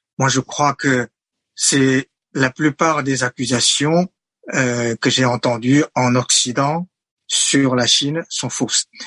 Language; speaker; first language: French; non-native, fluent; Chinese